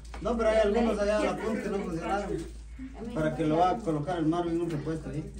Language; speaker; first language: Spanish; native; Spanish